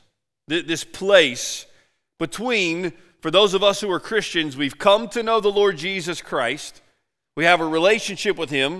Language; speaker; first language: English; native; English